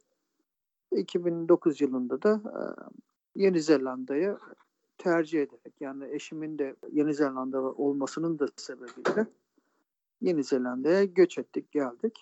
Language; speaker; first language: Turkish; native; Turkish